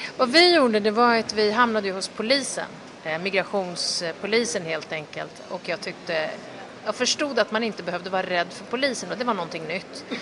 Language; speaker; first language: Swedish; early bilingual, other home language; Kurdish